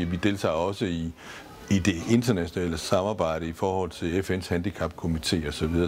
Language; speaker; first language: Danish; native; Danish